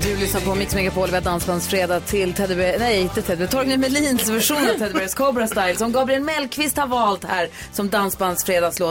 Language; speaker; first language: Swedish; native; Swedish